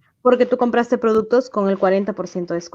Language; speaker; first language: Spanish; native; Spanish